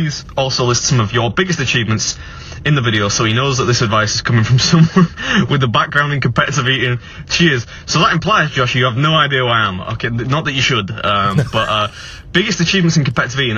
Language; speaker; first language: English; native; English